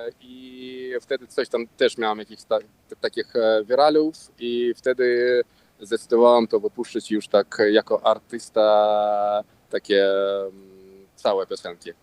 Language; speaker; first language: Polish; non-native, local second language; Russian